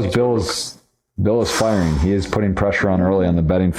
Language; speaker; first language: English; native; English